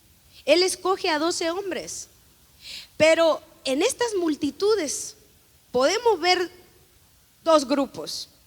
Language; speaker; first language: Spanish; native; Spanish